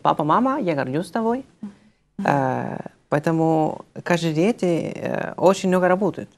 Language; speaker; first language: Russian; non-native, learner; Spanish